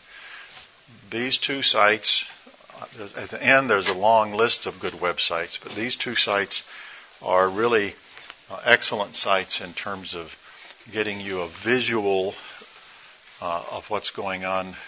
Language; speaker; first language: English; native; English